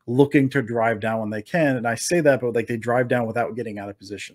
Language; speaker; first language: English; native; English